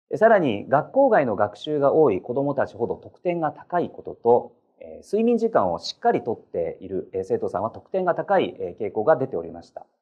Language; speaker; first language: Japanese; native; Japanese